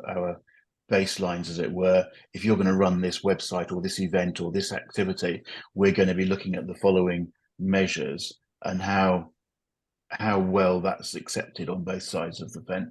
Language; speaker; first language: English; native; English